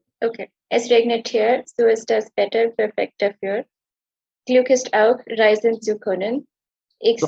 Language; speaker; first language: German; non-native, learner; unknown